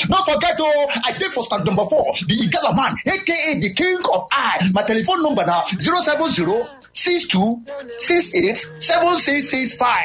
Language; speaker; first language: Nigerian Pidgin; native; Nigerian Pidgin